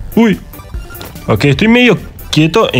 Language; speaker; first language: Spanish; native; Spanish